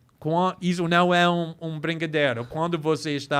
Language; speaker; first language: Portuguese; non-native, fluent; English